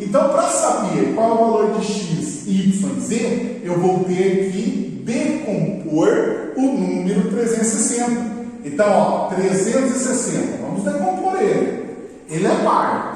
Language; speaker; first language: Portuguese; native; Portuguese